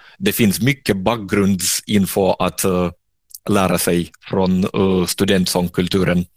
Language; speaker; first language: Swedish; non-native, fluent; Russian